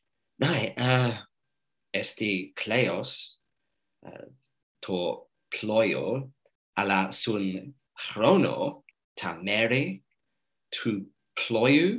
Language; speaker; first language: Greek; non-native, fluent; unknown